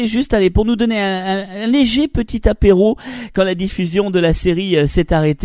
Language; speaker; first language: French; native; French